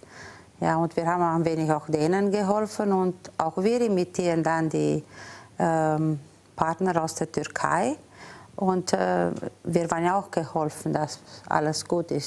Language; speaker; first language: German; non-native, fluent; Romanian